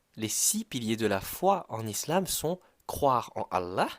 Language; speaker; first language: French; native; French